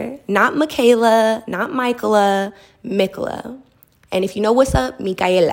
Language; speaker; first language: English; native; English